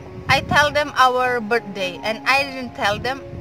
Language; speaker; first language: English; non-native, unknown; Indonesian